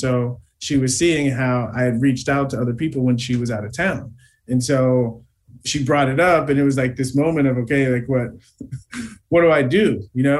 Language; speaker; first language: English; native; English